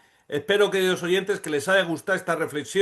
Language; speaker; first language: Spanish; native; Spanish